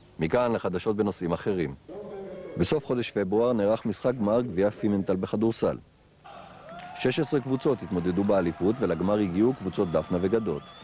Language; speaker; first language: Hebrew; native; Hebrew